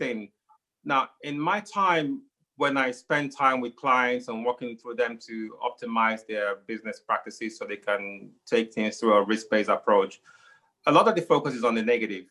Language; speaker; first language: English; non-native, local second language; Igbo